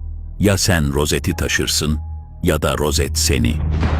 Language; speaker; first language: Turkish; native; Turkish